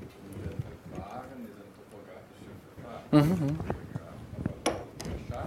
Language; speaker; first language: German; non-native, fluent; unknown